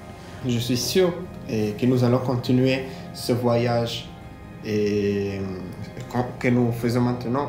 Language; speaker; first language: French; non-native, fluent; Hebrew